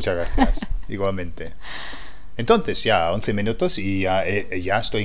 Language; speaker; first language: Spanish; non-native, fluent; English